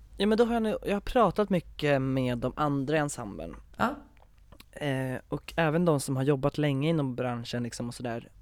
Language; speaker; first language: Swedish; native; Swedish